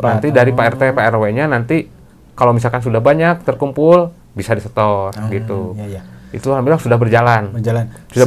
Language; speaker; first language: Indonesian; non-native, local second language; Sundanese